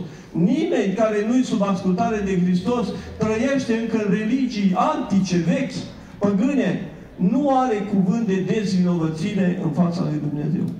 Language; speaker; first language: Romanian; native; Romanian